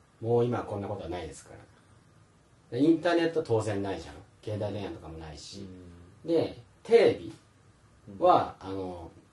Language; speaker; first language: Japanese; early bilingual, heritage; Japanese